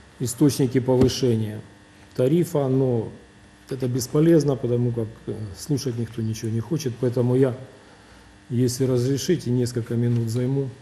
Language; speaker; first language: Russian; native; Russian